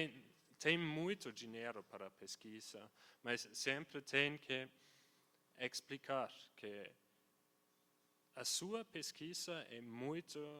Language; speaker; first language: Portuguese; non-native, fluent; German